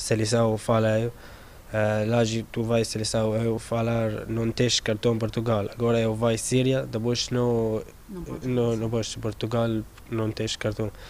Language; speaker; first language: Portuguese; non-native, learner; Arabic